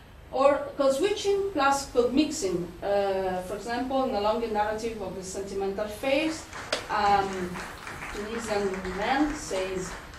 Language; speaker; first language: English; non-native, fluent; Italian